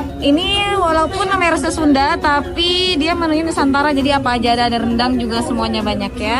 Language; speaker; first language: Indonesian; non-native, local second language; Sundanese